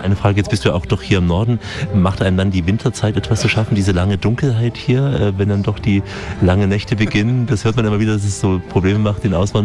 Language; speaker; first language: German; native; German